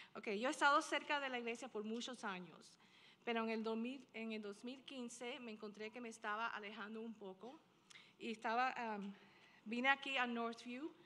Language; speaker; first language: Spanish; early bilingual, heritage; Spanish